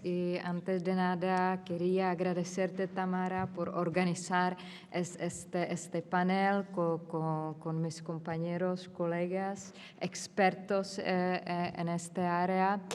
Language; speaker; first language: Spanish; non-native, fluent; Czech